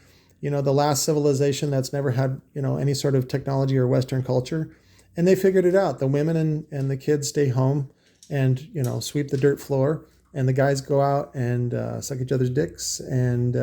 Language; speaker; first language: English; native; English